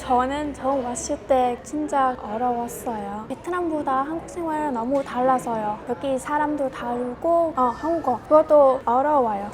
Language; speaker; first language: Korean; non-native, learner; Vietnamese